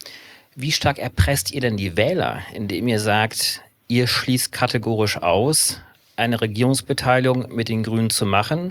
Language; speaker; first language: German; native; German